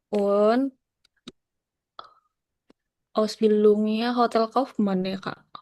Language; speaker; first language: German; non-native, learner; Indonesian